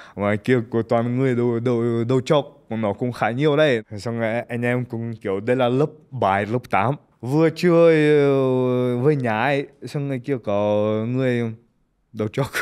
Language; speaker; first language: Vietnamese; early bilingual, heritage; Russian